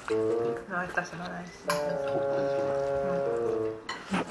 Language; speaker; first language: Spanish; non-native, learner; Korean